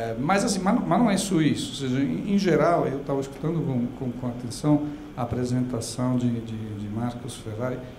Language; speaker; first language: Portuguese; non-native, fluent; Italian